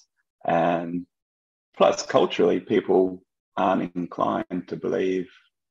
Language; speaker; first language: English; native; English